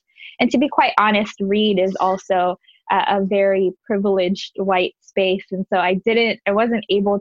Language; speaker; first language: English; non-native, local second language; Filipino